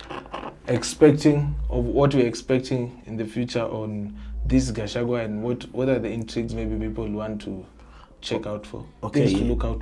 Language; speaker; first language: English; non-native, local second language; Swahili